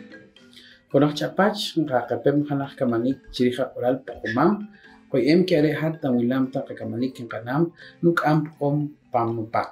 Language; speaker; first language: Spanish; non-native, local second language; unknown